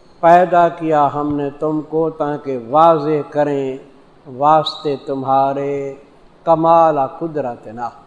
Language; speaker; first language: Urdu; non-native, local second language; Saraiki